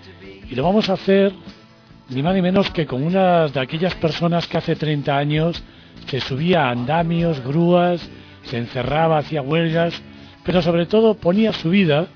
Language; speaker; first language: Spanish; native; Spanish